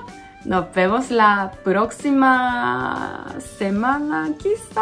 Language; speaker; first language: Spanish; non-native, learner; Korean